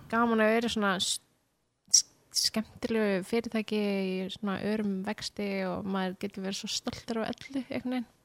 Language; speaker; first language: Icelandic; native; Icelandic